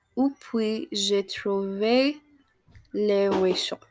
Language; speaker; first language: French; non-native, learner; English